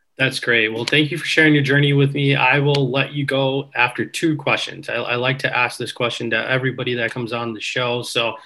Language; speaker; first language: English; early bilingual, other home language; Hindi